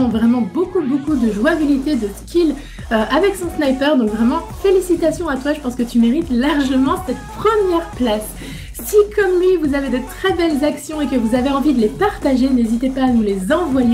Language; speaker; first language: French; native; French